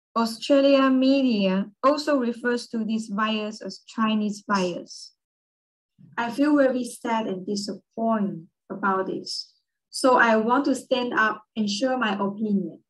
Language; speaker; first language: English; early bilingual, other home language; Chinese